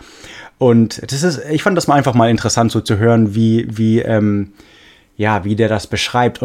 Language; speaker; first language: German; non-native, fluent; English